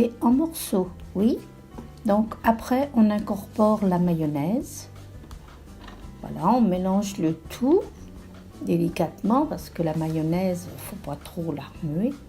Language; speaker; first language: French; native; French